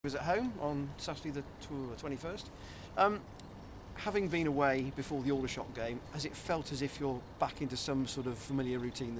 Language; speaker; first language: English; native; English